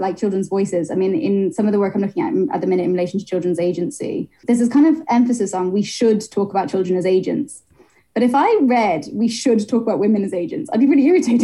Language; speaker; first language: English; native; English